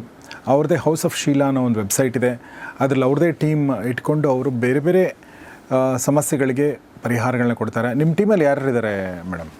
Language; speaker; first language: Kannada; native; Kannada